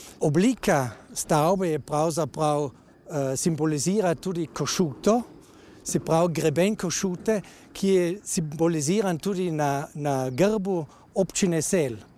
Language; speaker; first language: Slovenian; native; Slovenian